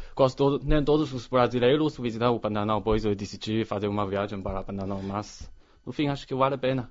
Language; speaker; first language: Portuguese; non-native, learner; Chinese